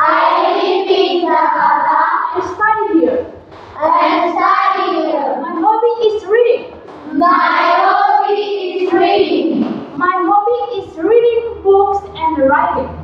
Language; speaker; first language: English; non-native, fluent; Indonesian